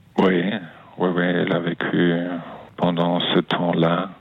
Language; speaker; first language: French; non-native, fluent; German